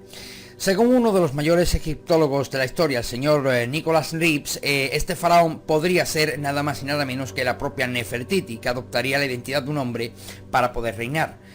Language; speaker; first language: Spanish; native; Spanish